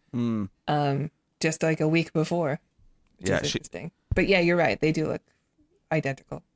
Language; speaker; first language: English; native; English